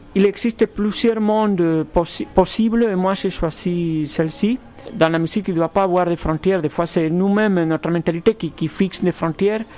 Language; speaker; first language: French; non-native, fluent; Spanish